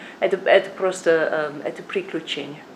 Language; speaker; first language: Russian; non-native, learner; English